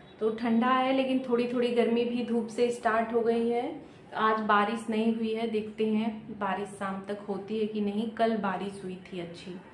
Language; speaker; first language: Hindi; native; Hindi